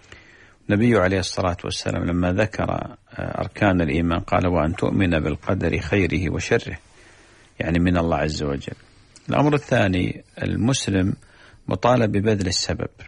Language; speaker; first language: Arabic; native; Arabic